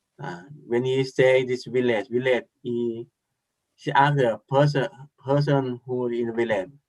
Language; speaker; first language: English; non-native, learner; Thai